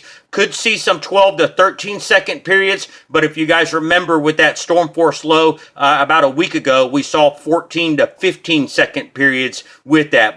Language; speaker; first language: English; native; English